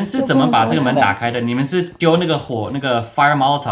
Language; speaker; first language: Chinese; early bilingual, heritage; Chinese